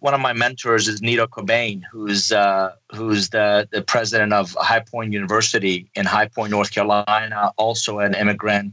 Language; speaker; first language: English; non-native, fluent; Persian